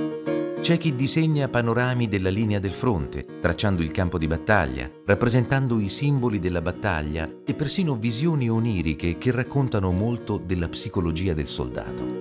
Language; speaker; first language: Italian; native; Italian